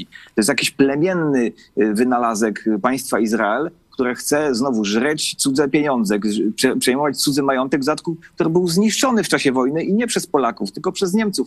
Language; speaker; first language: Polish; native; Polish